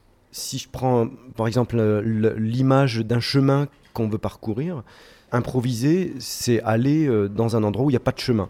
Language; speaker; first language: French; native; French